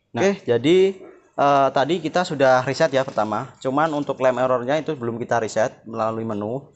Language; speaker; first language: Indonesian; non-native, local second language; Javanese